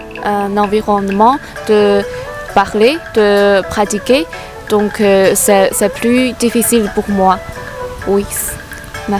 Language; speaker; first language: French; non-native, fluent; Chinese